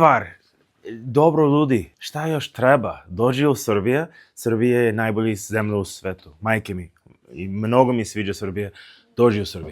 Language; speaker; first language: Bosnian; non-native, learner; English